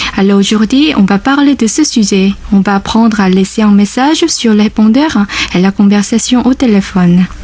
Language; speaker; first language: French; non-native, fluent; Korean